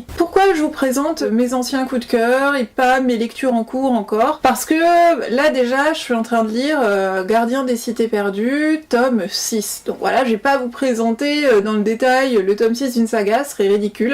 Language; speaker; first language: French; native; French